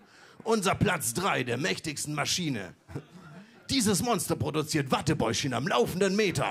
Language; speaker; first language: German; native; German